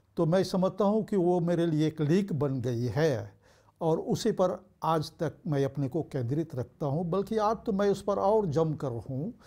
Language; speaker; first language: Hindi; early bilingual, heritage; Bhojpuri